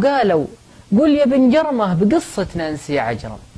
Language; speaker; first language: Arabic; native; Arabic